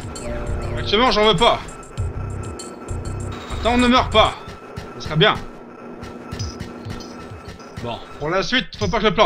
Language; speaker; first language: French; native; French